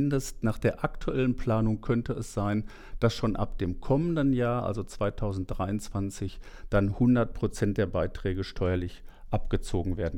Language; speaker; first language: German; native; German